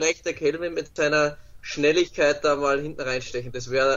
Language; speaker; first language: German; native; German